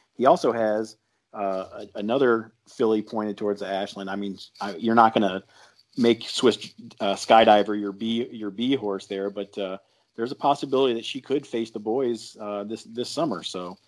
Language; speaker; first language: English; native; English